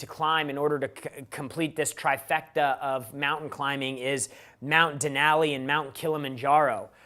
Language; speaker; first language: English; native; English